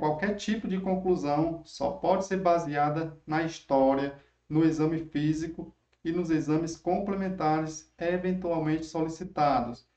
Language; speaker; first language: Portuguese; native; Portuguese